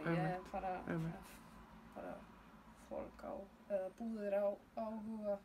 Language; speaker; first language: Icelandic; non-native, learner; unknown